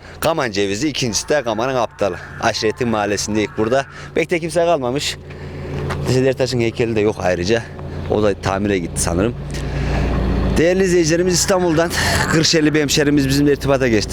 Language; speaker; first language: Turkish; native; Turkish